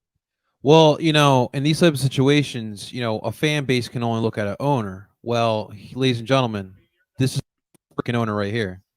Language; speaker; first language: English; native; English